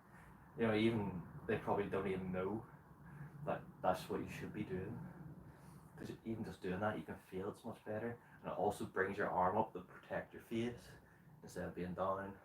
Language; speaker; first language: English; native; English